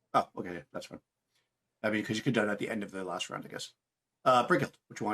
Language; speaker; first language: English; native; English